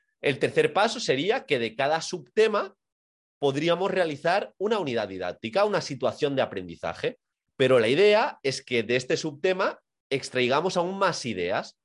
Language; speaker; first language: Spanish; native; Spanish